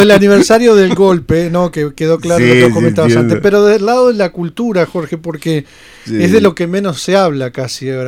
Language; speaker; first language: Spanish; native; Spanish